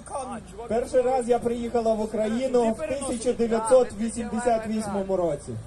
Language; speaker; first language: Ukrainian; non-native, learner; German